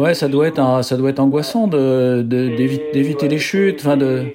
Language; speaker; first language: French; native; French